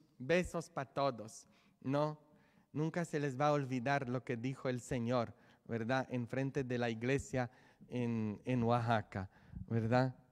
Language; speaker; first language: Spanish; native; Spanish